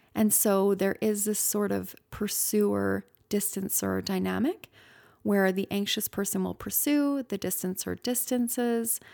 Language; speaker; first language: English; native; English